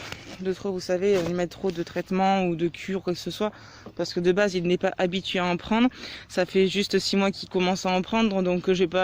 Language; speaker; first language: French; native; French